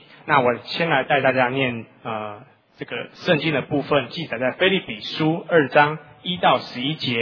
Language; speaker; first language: Chinese; native; Chinese